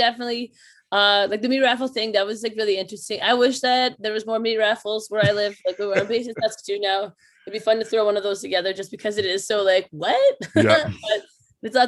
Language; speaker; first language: English; native; English